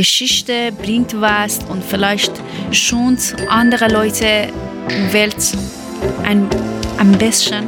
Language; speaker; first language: German; non-native, learner; Persian